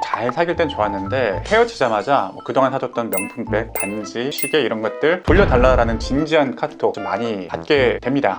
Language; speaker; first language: Korean; native; Korean